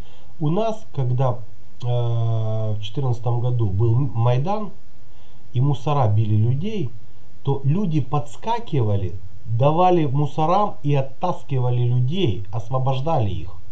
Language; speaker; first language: Russian; native; Russian